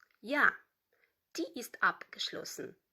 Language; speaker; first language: German; non-native, fluent; Ukrainian